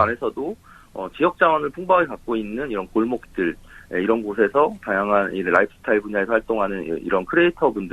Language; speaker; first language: Korean; native; Korean